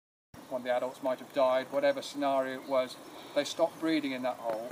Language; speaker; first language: English; native; English